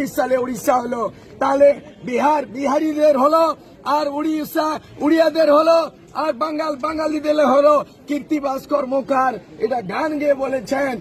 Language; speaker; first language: Bangla; non-native, local second language; Santali